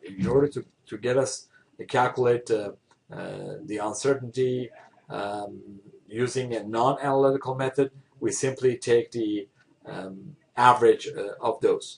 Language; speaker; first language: English; non-native, fluent; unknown